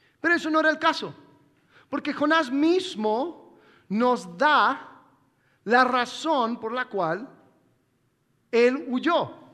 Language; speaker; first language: Spanish; non-native, fluent; English